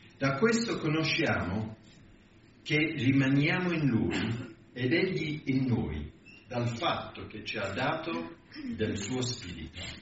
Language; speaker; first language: Italian; non-native, fluent; English